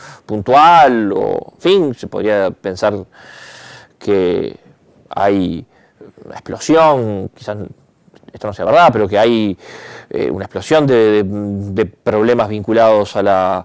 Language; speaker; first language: Spanish; native; Spanish